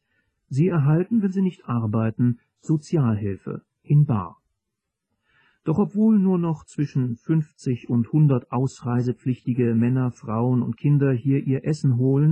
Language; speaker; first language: German; native; German